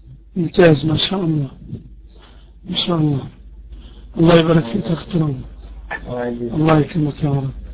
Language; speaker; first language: Arabic; native; Arabic